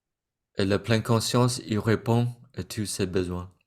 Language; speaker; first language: French; non-native, fluent; Vietnamese